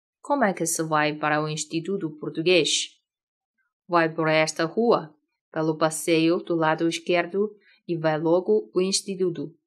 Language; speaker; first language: Portuguese; non-native, fluent; Chinese